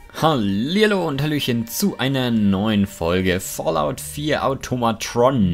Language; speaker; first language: German; native; German